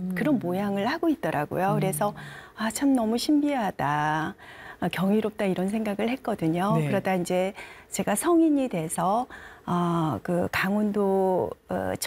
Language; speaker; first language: Korean; native; Korean